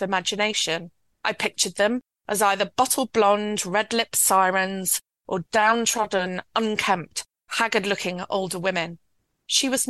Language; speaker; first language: English; native; English